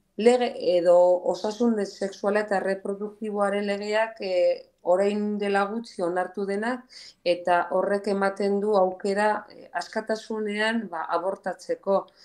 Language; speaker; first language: Basque; non-native, local second language; Spanish